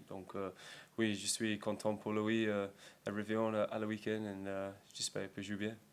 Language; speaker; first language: French; non-native, learner; English